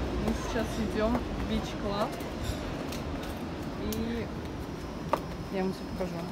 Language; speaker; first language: Russian; native; Russian